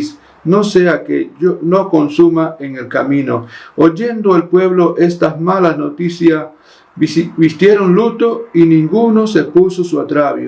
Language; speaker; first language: Spanish; native; Spanish